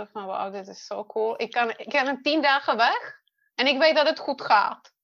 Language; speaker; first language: Dutch; non-native, fluent; Czech